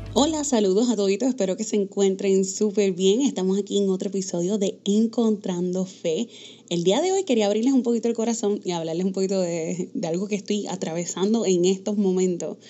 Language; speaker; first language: Spanish; early bilingual, heritage; Spanish